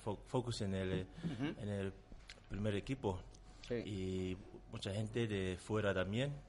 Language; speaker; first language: Spanish; non-native, learner; Tongan